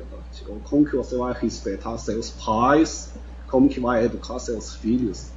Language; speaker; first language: Portuguese; non-native, fluent; Chinese